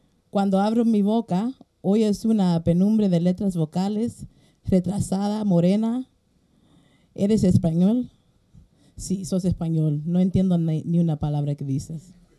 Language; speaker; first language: Spanish; early bilingual, heritage; Spanish